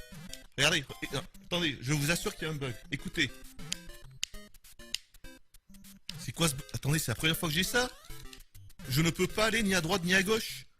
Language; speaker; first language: French; native; French